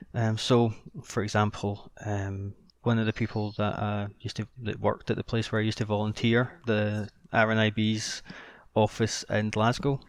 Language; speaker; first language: English; native; English